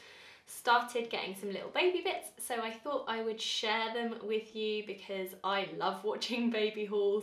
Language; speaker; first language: English; native; English